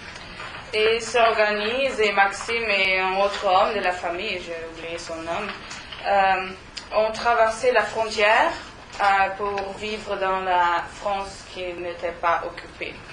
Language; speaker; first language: French; non-native, learner; German